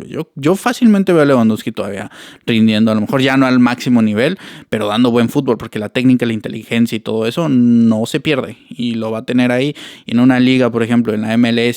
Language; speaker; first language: Spanish; native; Spanish